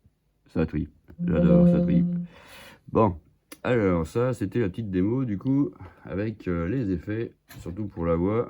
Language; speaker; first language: French; native; French